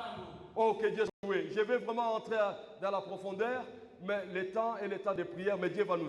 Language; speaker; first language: French; non-native, local second language; Lingala